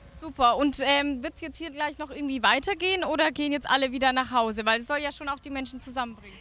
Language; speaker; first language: German; native; German